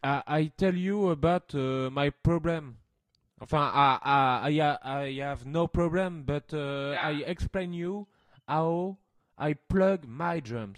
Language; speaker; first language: English; non-native, learner; French